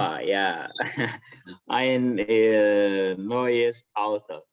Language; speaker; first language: German; non-native, learner; Azerbaijani